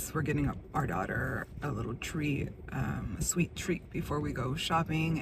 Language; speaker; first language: English; native; English